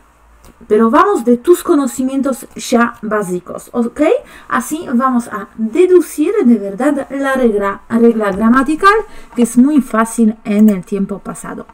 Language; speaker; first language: Spanish; non-native, fluent; Polish